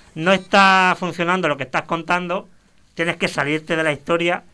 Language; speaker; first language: Spanish; native; Spanish